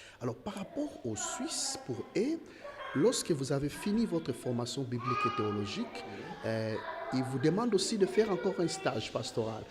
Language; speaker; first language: French; non-native, local second language; Lingala